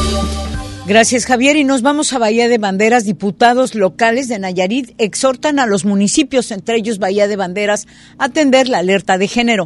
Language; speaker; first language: Spanish; native; Spanish